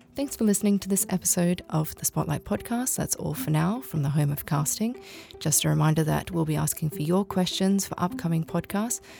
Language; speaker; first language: English; native; English